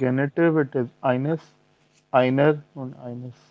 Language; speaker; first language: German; non-native, learner; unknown